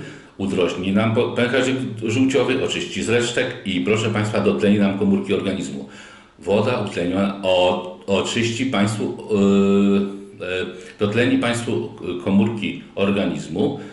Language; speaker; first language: Polish; native; Polish